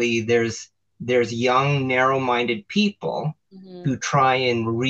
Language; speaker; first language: English; native; English